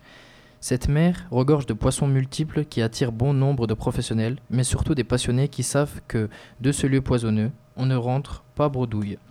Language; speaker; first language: French; native; French